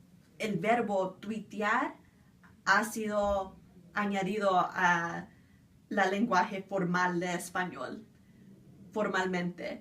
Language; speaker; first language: Spanish; early bilingual, other home language; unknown